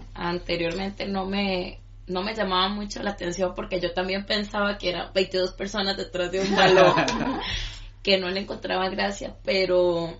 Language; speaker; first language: Spanish; native; Spanish